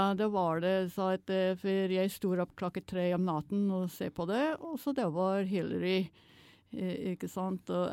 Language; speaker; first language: Norwegian; non-native, fluent; English